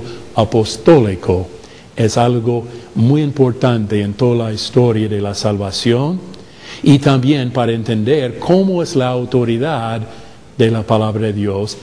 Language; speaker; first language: Spanish; non-native, fluent; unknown